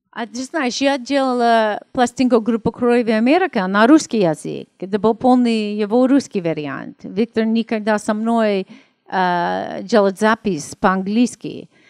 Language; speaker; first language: Russian; non-native, learner; English